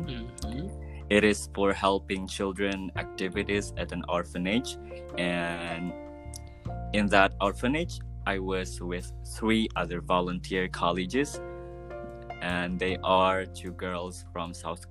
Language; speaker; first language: English; non-native, fluent; Indonesian